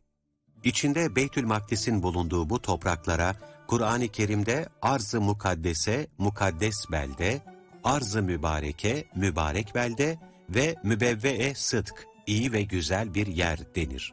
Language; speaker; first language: Turkish; native; Turkish